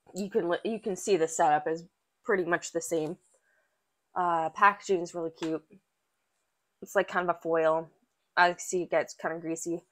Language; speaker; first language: English; native; English